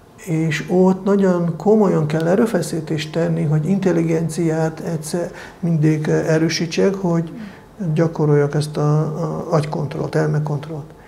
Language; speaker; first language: Hungarian; non-native, fluent; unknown